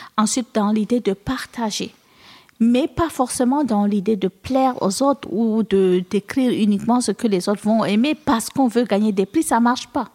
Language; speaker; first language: French; non-native, local second language; Fula